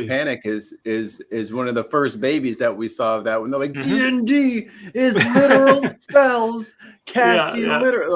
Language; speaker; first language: English; native; English